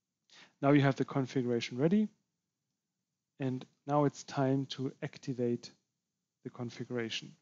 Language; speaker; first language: English; non-native, fluent; German